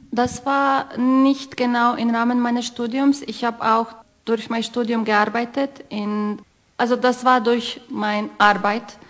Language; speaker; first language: German; non-native, fluent; Croatian